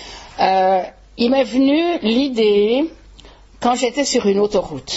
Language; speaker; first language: French; native; French